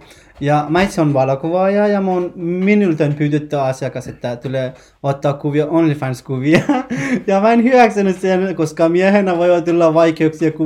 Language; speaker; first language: Finnish; non-native, learner; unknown